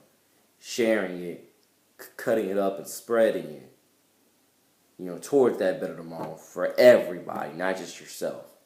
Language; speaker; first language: English; native; English